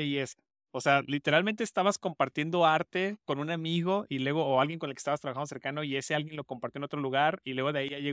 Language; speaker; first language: Spanish; native; Spanish